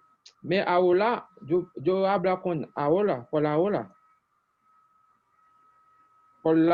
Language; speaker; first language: Spanish; non-native, learner; Haitian Creole